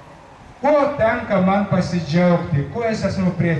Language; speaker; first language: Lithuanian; non-native, learner; Latvian